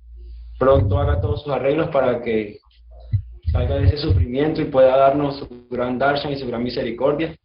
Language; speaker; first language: Spanish; native; Spanish